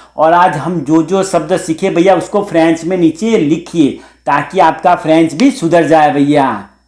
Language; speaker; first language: Hindi; native; Hindi